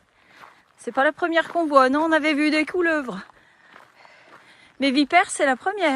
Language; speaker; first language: French; native; French